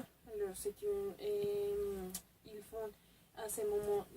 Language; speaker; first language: French; non-native, fluent; Spanish